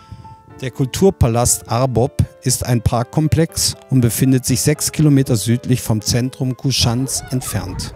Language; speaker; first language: German; native; German